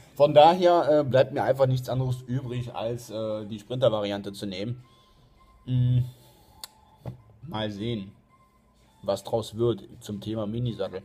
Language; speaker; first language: German; native; German